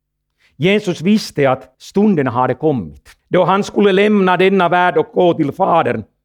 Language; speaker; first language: Swedish; non-native, fluent; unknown